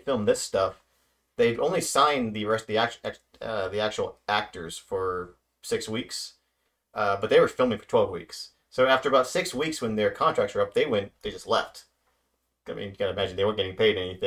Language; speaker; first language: English; native; English